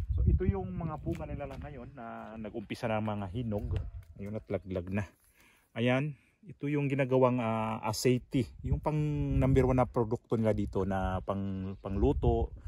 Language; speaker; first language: Filipino; native; Filipino